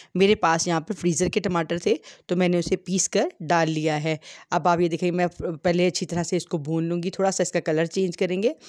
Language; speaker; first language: Hindi; native; Hindi